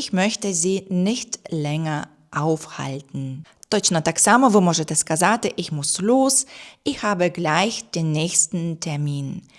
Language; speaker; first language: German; non-native, fluent; Ukrainian